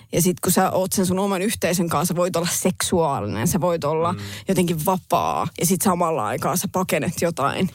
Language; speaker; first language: Finnish; native; Finnish